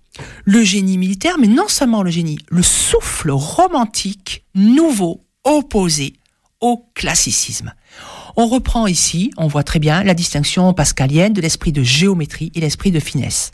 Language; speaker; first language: French; native; French